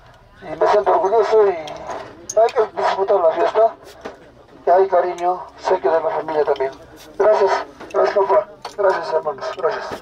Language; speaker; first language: Spanish; native; Spanish